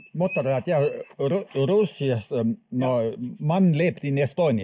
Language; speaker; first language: German; non-native, learner; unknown